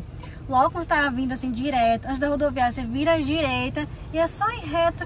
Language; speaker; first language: Portuguese; native; Portuguese